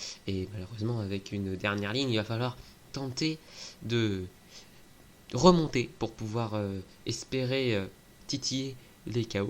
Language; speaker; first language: French; native; French